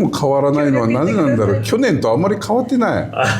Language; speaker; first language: Japanese; native; Japanese